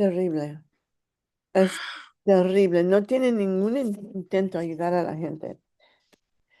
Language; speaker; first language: Spanish; early bilingual, heritage; English